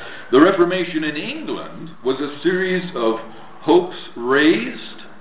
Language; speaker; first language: English; native; English